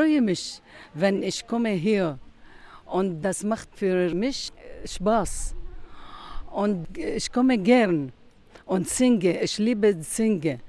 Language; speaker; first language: German; non-native, learner; Arabic